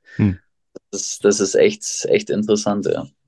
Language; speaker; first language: German; native; German